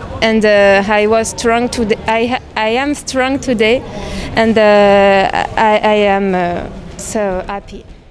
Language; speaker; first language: English; non-native, learner; French